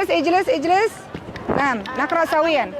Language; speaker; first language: Arabic; non-native, learner; Indonesian